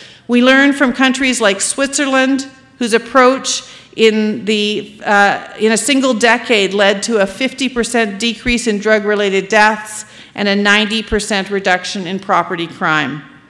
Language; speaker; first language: English; native; English